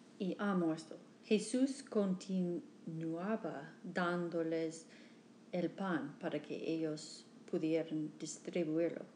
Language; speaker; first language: Spanish; non-native, learner; English